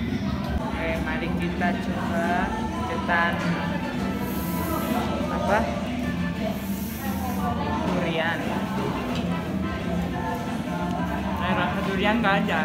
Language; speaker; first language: Indonesian; non-native, fluent; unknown